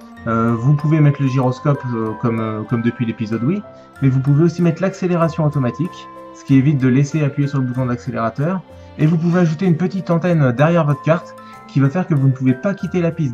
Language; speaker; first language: French; native; French